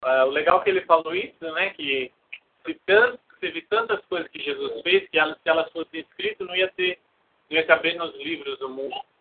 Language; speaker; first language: Portuguese; native; Portuguese